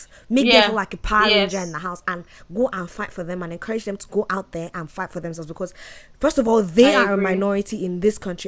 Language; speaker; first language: English; non-native, local second language; Yoruba